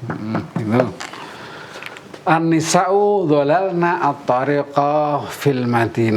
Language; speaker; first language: Arabic; non-native, fluent; Indonesian